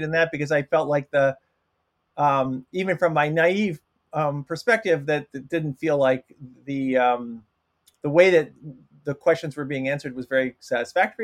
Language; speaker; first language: English; native; English